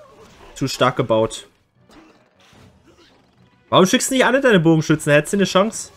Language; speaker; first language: German; native; German